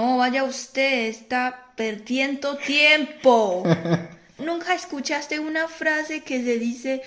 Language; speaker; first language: Spanish; non-native, fluent; Chinese